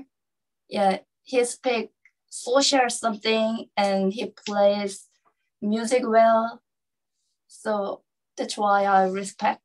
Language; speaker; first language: English; non-native, learner; Korean